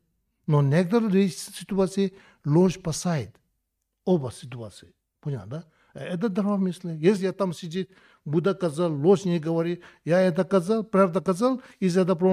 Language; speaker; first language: Russian; non-native, learner; Tibetan